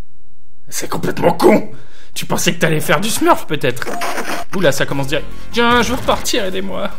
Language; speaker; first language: French; native; French